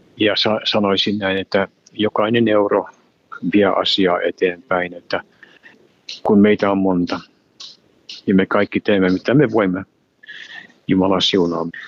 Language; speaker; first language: Finnish; native; Finnish